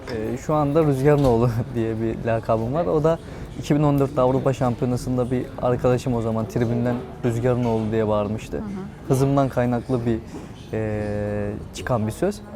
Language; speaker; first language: Turkish; native; Turkish